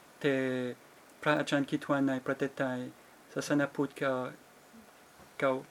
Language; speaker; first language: Thai; non-native, fluent; French